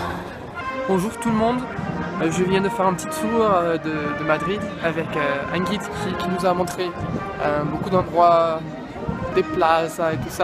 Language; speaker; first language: French; non-native, fluent; English